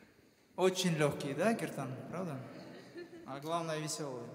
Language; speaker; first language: Russian; native; Russian